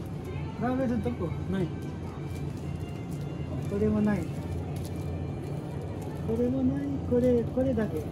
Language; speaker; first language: Japanese; non-native, learner; Nepali